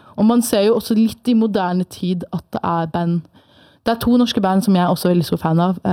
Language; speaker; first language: Norwegian; early bilingual, other home language; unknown